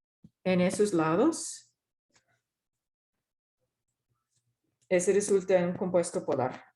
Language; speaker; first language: Spanish; non-native, fluent; English